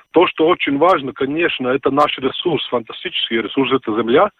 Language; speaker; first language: Russian; non-native, fluent; Latvian